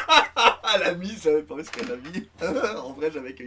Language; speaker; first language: French; native; French